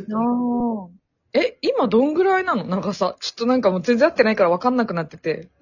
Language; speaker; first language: Japanese; non-native, fluent; Chinese